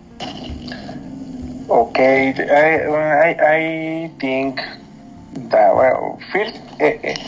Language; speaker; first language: English; non-native, learner; Spanish